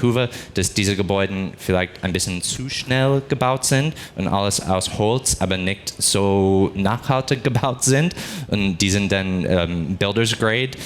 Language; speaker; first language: German; non-native, fluent; English